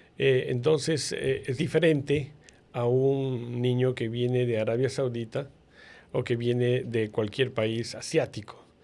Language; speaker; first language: Spanish; native; Spanish